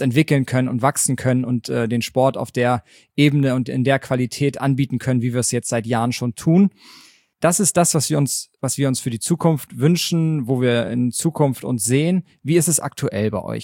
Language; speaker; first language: German; native; German